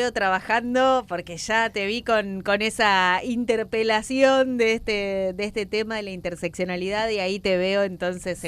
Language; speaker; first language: Spanish; native; Spanish